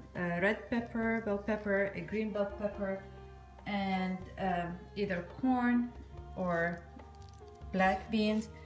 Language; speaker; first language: English; non-native, fluent; Arabic